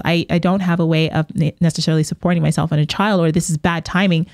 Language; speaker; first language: English; native; English